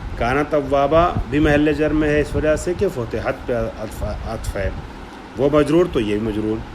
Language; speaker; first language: Urdu; native; Urdu